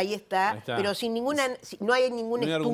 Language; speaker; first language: Spanish; native; Spanish